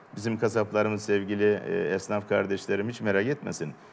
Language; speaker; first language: Turkish; native; Turkish